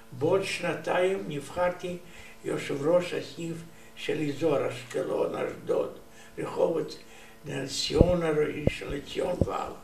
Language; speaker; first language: Hebrew; non-native, learner; Romanian